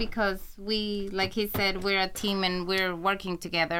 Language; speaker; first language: English; non-native, fluent; Spanish